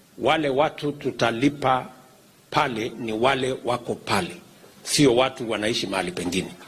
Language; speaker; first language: Swahili; non-native, local second language; Kalenjin